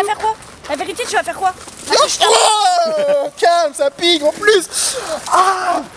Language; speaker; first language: French; native; French